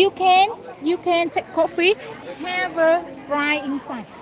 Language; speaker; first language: English; non-native, learner; Vietnamese